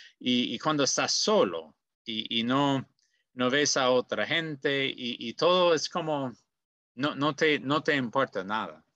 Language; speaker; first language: Spanish; non-native, learner; English